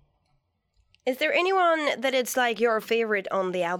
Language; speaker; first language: English; non-native, fluent; Swedish